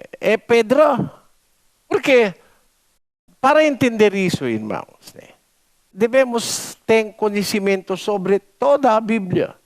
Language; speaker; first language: Portuguese; non-native, learner; Filipino